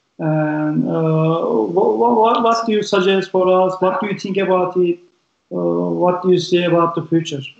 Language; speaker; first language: English; non-native, learner; Turkish